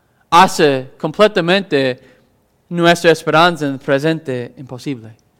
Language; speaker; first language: Spanish; non-native, fluent; English